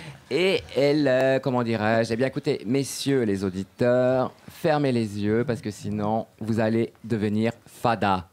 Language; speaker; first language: French; native; French